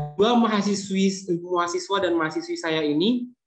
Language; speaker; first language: Indonesian; native; Indonesian